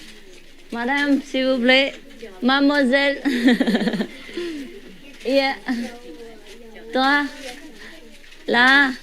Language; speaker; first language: French; non-native, learner; Vietnamese